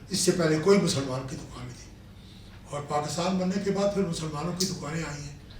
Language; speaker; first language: Urdu; non-native, local second language; Northern Hindko